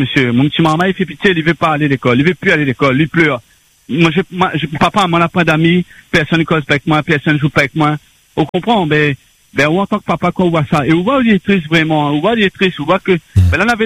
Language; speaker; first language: French; non-native, local second language; Réunion Creole French